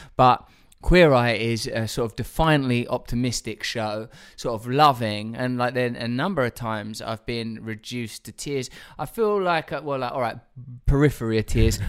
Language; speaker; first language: English; native; English